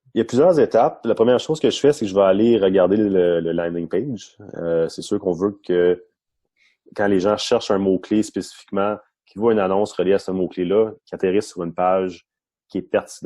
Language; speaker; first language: French; non-native, local second language; English